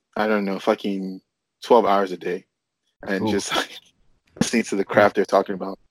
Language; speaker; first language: English; non-native, local second language; Yoruba